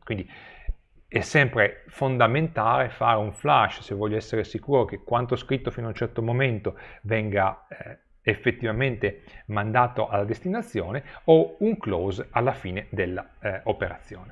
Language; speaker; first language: Italian; native; Italian